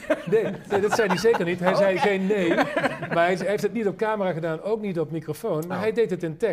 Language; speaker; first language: Dutch; native; Dutch